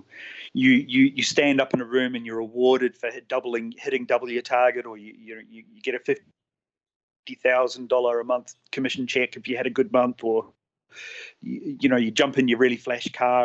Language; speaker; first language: English; native; English